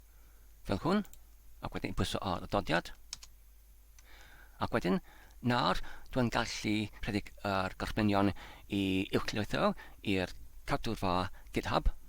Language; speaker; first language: Welsh; non-native, fluent; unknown